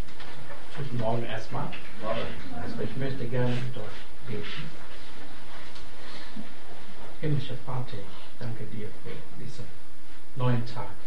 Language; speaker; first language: German; non-native, fluent; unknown